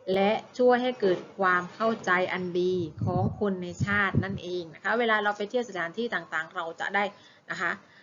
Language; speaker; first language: Thai; native; Thai